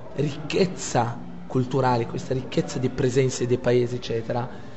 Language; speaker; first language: Italian; non-native, fluent; Arabic